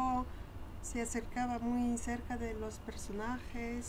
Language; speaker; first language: Spanish; non-native, learner; French